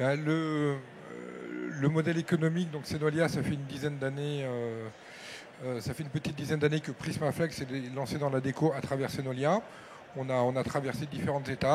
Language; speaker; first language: French; native; French